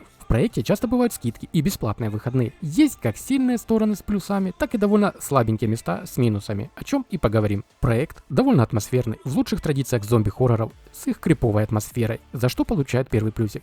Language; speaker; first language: Russian; native; Russian